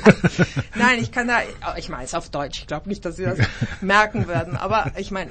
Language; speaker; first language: German; early bilingual, heritage; German